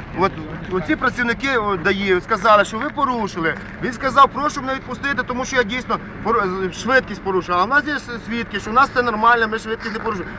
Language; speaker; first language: Ukrainian; native; Ukrainian